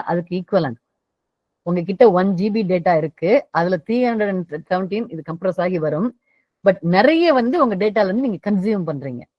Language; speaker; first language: Tamil; native; Tamil